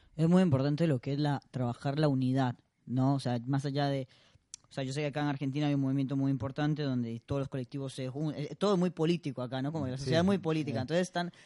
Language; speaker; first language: Spanish; native; Spanish